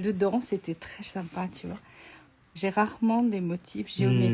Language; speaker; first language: French; native; French